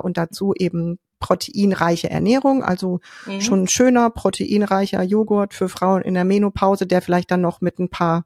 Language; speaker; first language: German; native; German